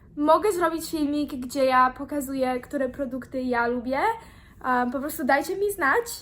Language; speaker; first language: Polish; early bilingual, heritage; Polish